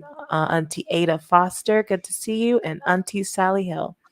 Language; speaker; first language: English; native; English